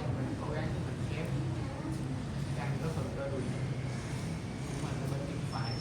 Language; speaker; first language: Vietnamese; native; Vietnamese